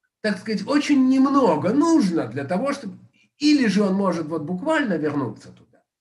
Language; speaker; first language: Russian; native; Russian